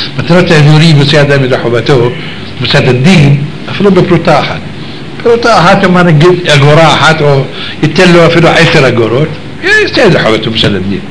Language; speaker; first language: Hebrew; native; Hebrew